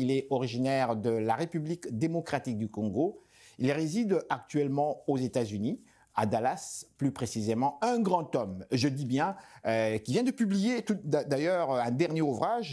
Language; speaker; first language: French; non-native, local second language; Lingala